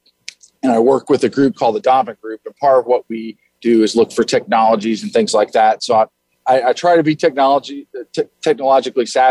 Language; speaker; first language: English; native; English